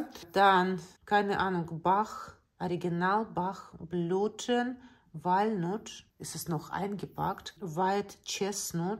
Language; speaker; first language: German; non-native, learner; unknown